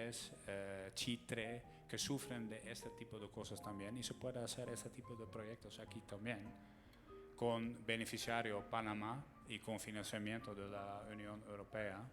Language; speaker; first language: Spanish; non-native, fluent; Dutch